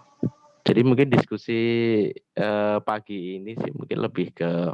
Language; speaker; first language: Indonesian; native; Indonesian